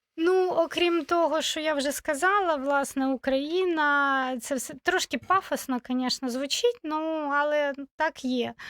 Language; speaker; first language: Ukrainian; non-native, local second language; Russian